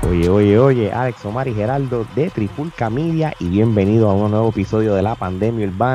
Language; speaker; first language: Spanish; native; Spanish